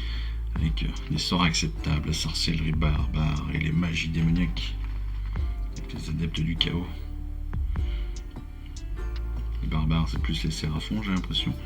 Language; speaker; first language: French; native; French